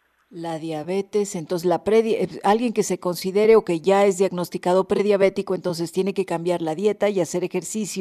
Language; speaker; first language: Spanish; native; Spanish